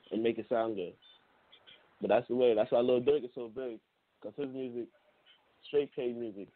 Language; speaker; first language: English; native; English